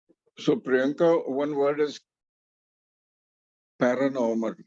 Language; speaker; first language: English; non-native, fluent; Hindi